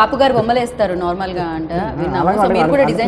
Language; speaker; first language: Telugu; native; Telugu